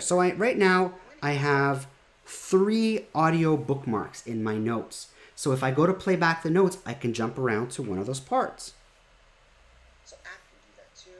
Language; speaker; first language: English; native; English